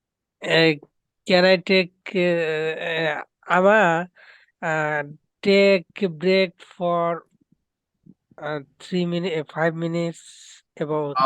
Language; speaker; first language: English; non-native, learner; Bangla